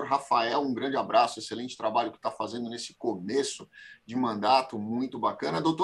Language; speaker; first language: Portuguese; native; Portuguese